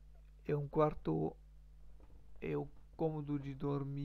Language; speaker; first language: Portuguese; non-native, learner; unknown